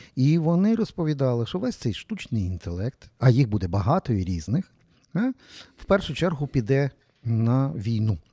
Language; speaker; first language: Ukrainian; native; Ukrainian